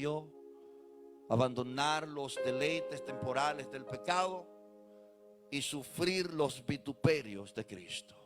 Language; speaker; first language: Spanish; native; Spanish